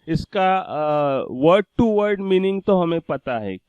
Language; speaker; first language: Hindi; non-native, local second language; Marathi